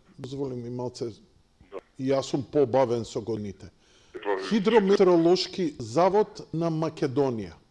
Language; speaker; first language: Macedonian; native; Macedonian